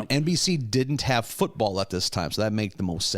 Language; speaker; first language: English; native; English